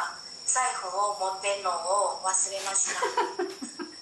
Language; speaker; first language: Japanese; non-native, learner; Chinese